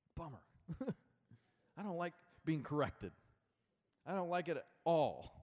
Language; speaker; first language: English; native; English